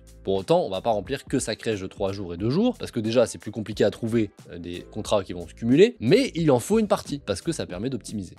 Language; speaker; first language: French; native; French